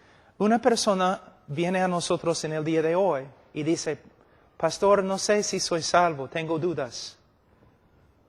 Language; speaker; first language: Spanish; non-native, fluent; English